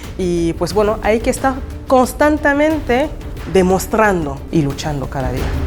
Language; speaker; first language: Spanish; non-native, fluent; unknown